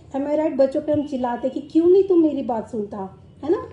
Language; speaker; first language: Hindi; non-native, local second language; Marathi